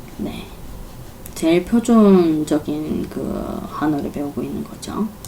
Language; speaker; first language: Korean; non-native, fluent; Chinese